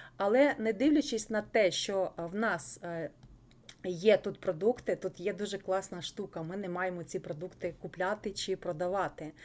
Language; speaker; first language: Ukrainian; non-native, local second language; Russian